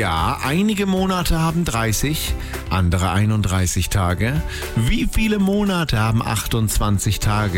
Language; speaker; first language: German; native; German